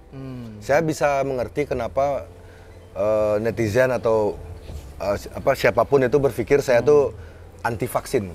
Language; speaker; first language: Indonesian; native; Indonesian